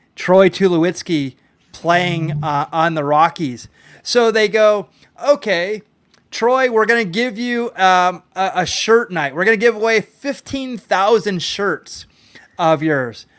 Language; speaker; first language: English; native; English